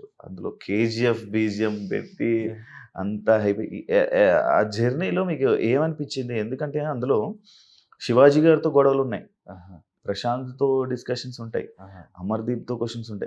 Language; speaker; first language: Telugu; native; Telugu